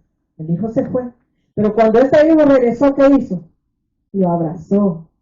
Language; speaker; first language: Spanish; native; Spanish